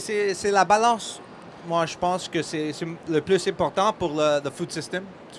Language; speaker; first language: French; non-native, learner; English